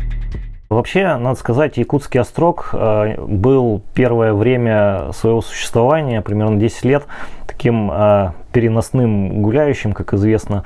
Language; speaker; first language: Russian; native; Russian